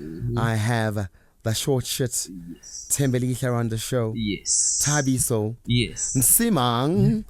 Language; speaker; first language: English; non-native, local second language; Zulu